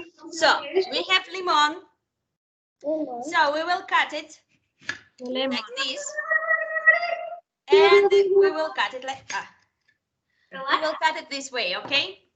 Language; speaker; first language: English; non-native, fluent; Spanish